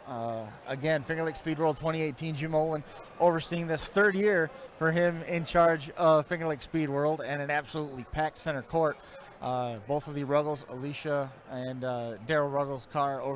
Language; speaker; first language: English; native; English